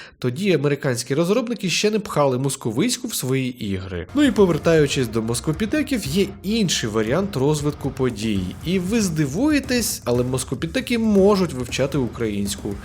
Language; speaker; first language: Ukrainian; native; Ukrainian